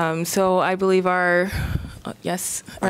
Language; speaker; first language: English; native; English